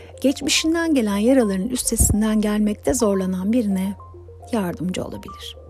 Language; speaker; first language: Turkish; native; Turkish